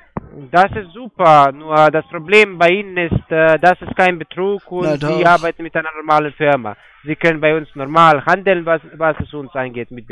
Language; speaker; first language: German; non-native, fluent; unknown